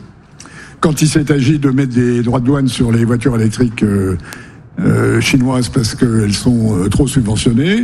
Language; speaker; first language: French; native; French